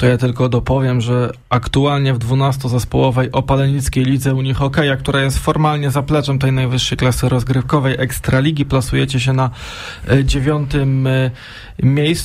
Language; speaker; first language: Polish; native; Polish